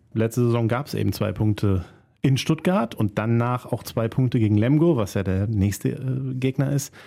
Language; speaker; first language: German; native; German